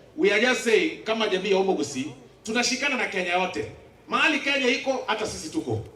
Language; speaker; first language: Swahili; non-native, local second language; Gusii